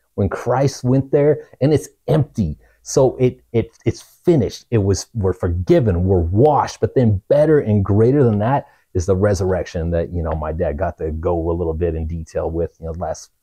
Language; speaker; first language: English; native; English